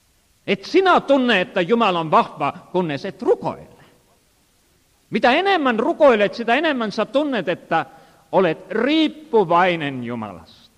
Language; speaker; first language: Finnish; non-native, fluent; Estonian